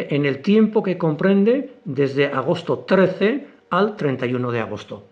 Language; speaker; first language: Spanish; non-native, local second language; Basque